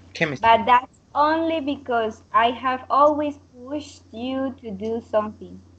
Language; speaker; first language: English; non-native, learner; Spanish